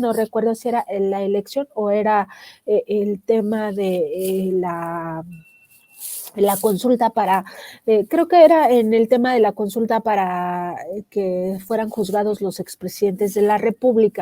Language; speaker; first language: Spanish; native; Spanish